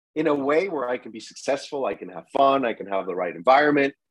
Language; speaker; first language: English; non-native, fluent; Spanish